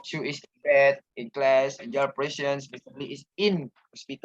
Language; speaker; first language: English; non-native, learner; Indonesian